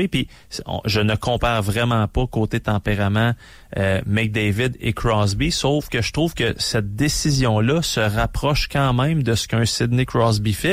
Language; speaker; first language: French; native; French